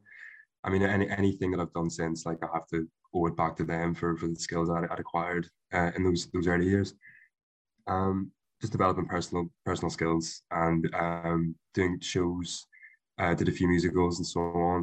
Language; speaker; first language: English; native; English